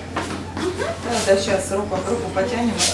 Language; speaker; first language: Russian; non-native, local second language; Ukrainian